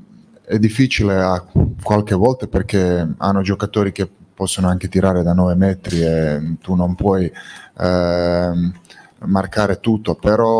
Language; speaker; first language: Italian; non-native, fluent; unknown